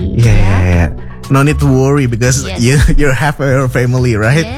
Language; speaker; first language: English; non-native, fluent; Indonesian